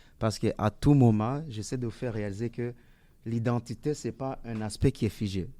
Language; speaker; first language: French; native; French